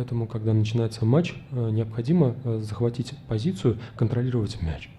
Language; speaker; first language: Russian; native; Russian